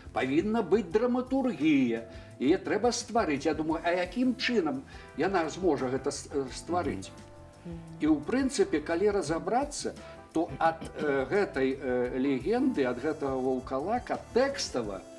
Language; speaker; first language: Belarusian; non-native, local second language; Russian